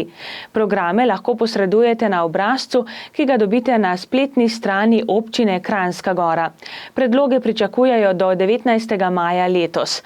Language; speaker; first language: Slovenian; native; Slovenian